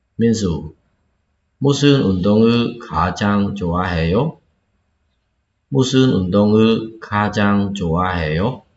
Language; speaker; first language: Korean; non-native, fluent; Khmer